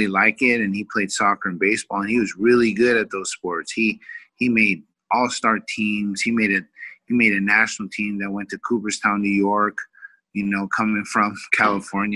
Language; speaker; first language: English; native; English